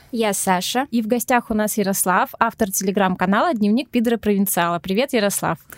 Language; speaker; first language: Russian; native; Russian